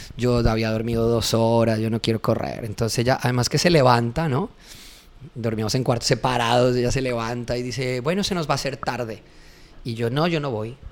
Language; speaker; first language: Spanish; native; Spanish